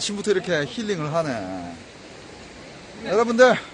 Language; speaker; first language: Korean; native; Korean